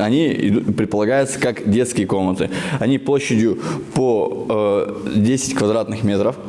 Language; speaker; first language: Russian; native; Russian